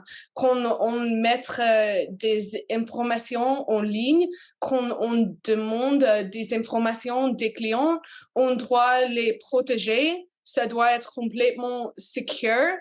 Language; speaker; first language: French; non-native, learner; English